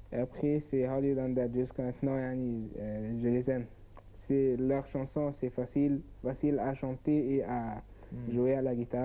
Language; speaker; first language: French; non-native, learner; Arabic